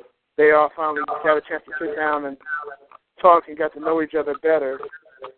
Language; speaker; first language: English; native; English